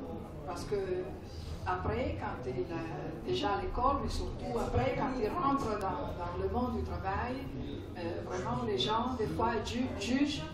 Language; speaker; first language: French; non-native, fluent; Italian